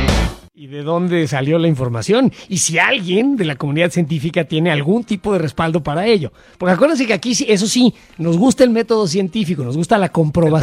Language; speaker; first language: Spanish; native; Spanish